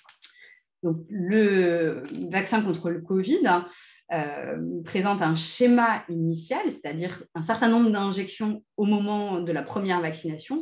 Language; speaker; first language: French; native; French